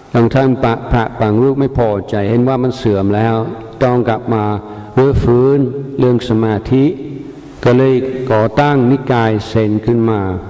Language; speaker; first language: Thai; non-native, fluent; English